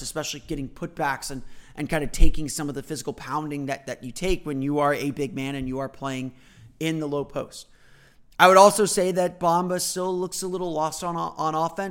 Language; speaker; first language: English; native; English